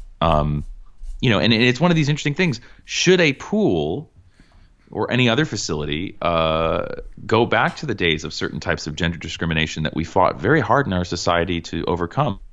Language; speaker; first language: English; native; English